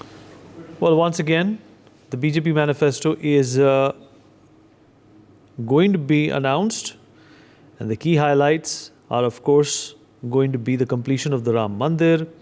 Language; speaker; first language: English; non-native, local second language; Hindi